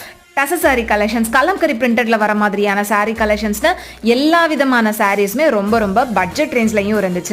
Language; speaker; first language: Tamil; native; Tamil